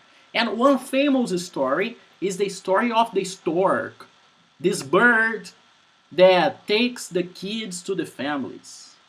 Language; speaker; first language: English; non-native, fluent; Portuguese